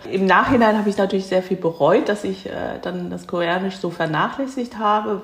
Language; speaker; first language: German; early bilingual, other home language; Korean